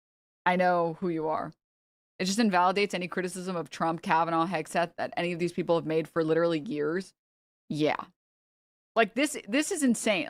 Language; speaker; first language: English; native; English